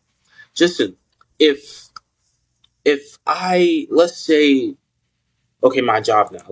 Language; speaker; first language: English; non-native, local second language; Yoruba